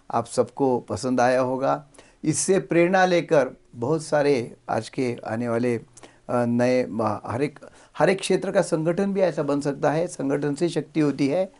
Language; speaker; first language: Hindi; non-native, local second language; Marathi